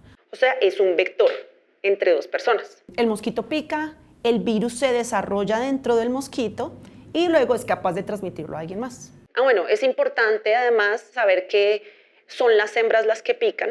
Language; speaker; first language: Spanish; native; Spanish